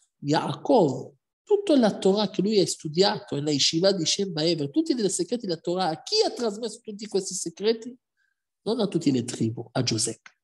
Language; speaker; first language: Italian; non-native, fluent; Hebrew